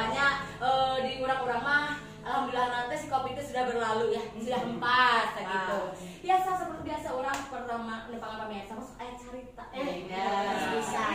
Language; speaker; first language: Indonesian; non-native, local second language; Sundanese